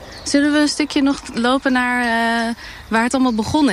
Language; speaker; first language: Dutch; native; Dutch